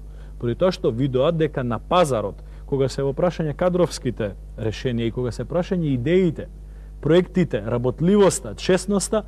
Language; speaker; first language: Macedonian; native; Macedonian